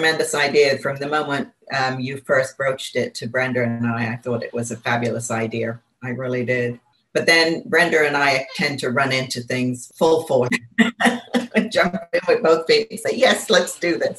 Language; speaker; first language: English; native; English